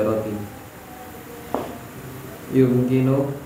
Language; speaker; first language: Arabic; non-native, learner; Indonesian